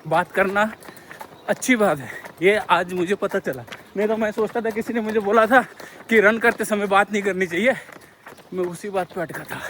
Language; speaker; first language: Hindi; non-native, local second language; Marathi